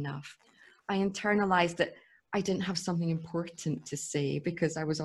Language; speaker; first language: English; native; English